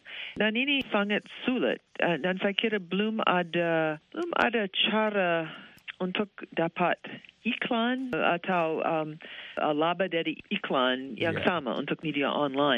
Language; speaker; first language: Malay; non-native, fluent; English